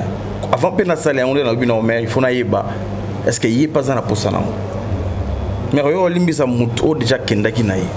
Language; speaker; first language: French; non-native, local second language; Lingala